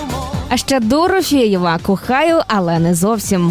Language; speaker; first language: Ukrainian; native; Ukrainian